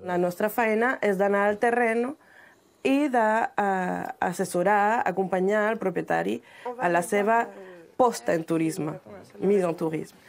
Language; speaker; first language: Catalan; non-native, local second language; French